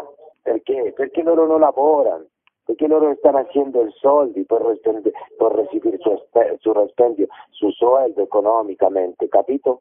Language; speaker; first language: Italian; non-native, learner; Spanish